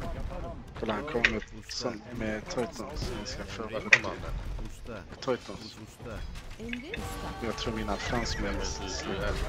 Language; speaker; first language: Swedish; early bilingual, other home language; Turkish